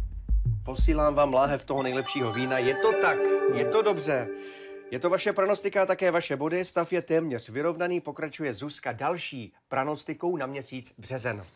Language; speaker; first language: Czech; native; Czech